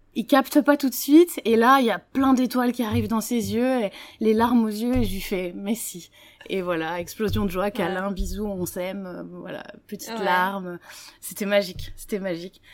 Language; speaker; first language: French; native; French